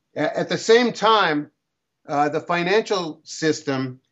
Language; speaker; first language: English; native; English